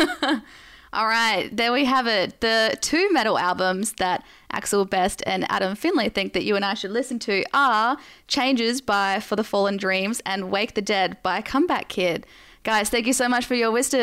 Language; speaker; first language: English; native; English